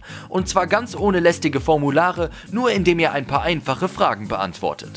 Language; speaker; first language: German; native; German